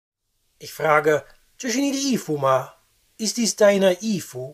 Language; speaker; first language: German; non-native, fluent; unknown